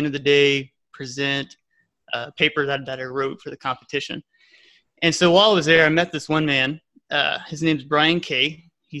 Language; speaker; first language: English; native; English